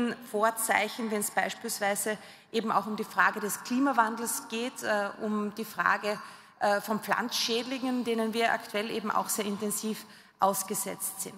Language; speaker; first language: German; native; German